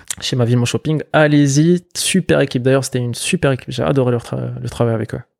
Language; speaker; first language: French; non-native, local second language; Arabic